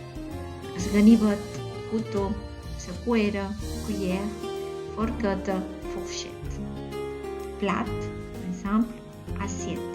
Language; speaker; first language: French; non-native, fluent; Catalan